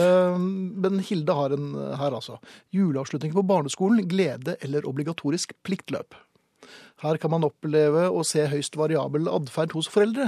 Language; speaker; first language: Norwegian; native; Norwegian